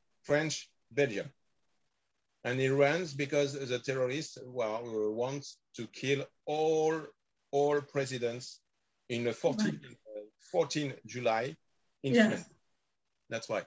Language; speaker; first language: English; non-native, learner; French